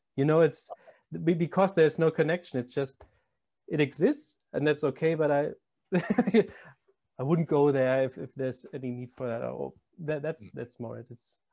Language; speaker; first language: English; non-native, fluent; German